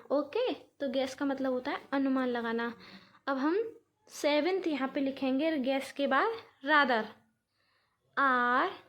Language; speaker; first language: Hindi; native; Hindi